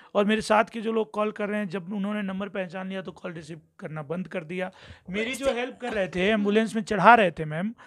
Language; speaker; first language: Hindi; native; Hindi